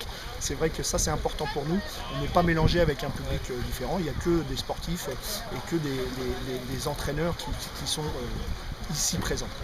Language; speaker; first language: French; native; French